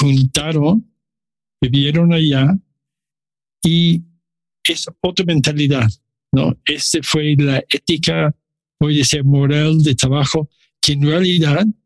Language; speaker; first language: Spanish; non-native, learner; English